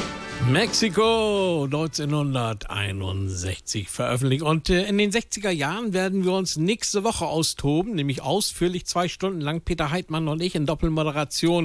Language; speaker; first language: German; native; German